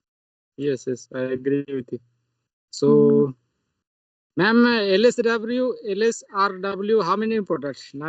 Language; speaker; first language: English; non-native, learner; Santali